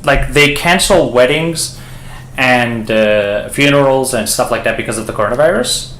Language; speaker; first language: English; early bilingual, other home language; Persian